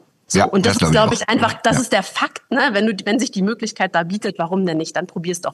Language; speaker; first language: German; native; German